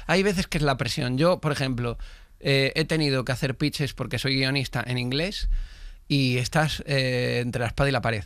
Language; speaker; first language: Spanish; native; Spanish